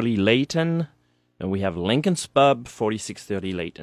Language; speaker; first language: English; non-native, fluent; French